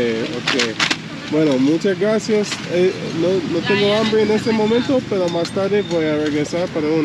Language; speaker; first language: Spanish; non-native, learner; English